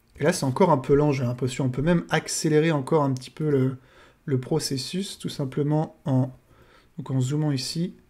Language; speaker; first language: French; native; French